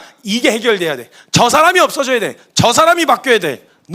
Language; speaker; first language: Korean; native; Korean